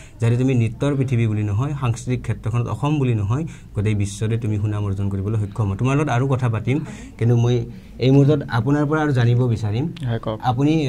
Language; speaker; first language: Assamese; native; Assamese